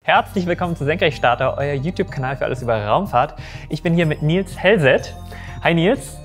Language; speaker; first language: German; native; German